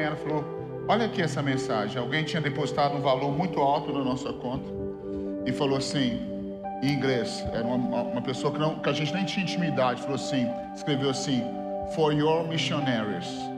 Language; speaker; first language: Portuguese; native; Portuguese